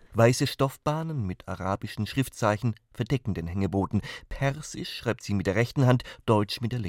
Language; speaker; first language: German; native; German